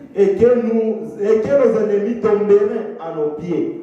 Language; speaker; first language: French; non-native, local second language; Swahili